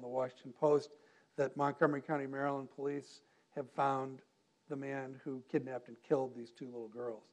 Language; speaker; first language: English; native; English